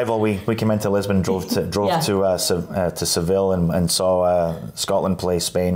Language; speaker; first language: English; native; English